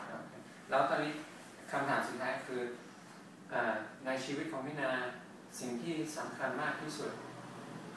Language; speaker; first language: Thai; non-native, fluent; English